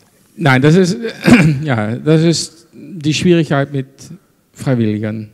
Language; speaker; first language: German; non-native, fluent; Dutch